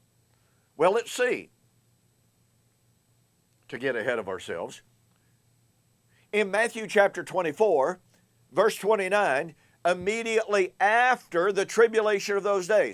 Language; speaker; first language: English; native; English